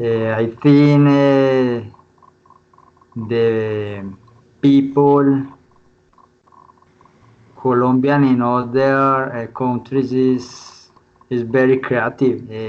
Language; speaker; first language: English; non-native, learner; Spanish